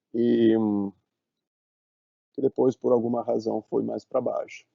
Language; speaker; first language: Portuguese; non-native, fluent; Italian